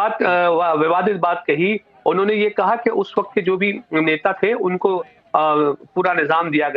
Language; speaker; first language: Hindi; native; Hindi